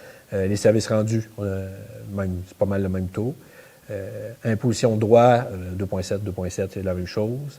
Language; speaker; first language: French; native; French